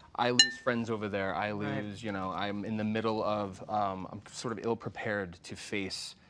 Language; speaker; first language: English; native; English